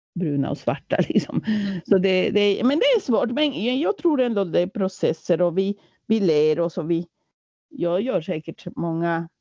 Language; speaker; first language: Swedish; non-native, fluent; Spanish